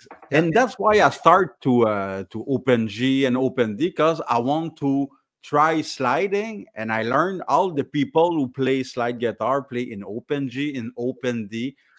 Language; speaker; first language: English; non-native, learner; French